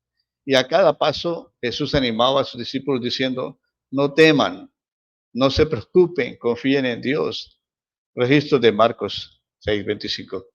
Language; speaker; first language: Spanish; native; Spanish